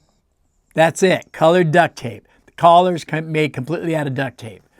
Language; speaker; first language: English; native; English